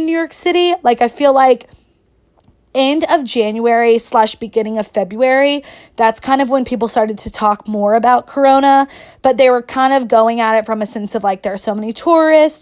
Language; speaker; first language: English; native; English